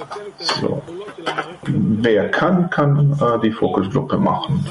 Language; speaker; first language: German; non-native, fluent; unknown